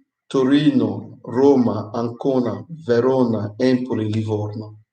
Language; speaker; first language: Italian; non-native, fluent; English